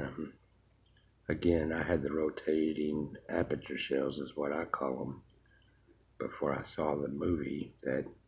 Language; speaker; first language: English; native; English